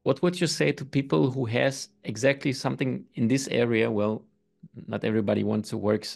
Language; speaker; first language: English; non-native, fluent; German